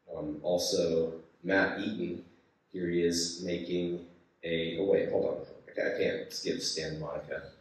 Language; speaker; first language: English; native; English